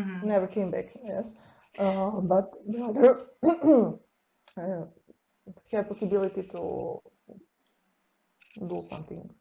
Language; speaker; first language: English; non-native, learner; Serbian